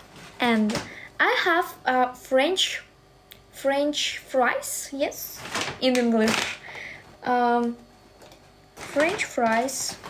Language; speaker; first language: English; non-native, learner; Russian